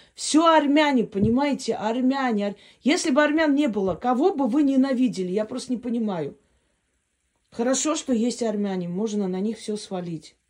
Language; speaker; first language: Russian; non-native, local second language; Armenian